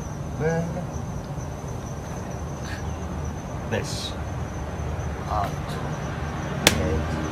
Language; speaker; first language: Turkish; non-native, learner; Japanese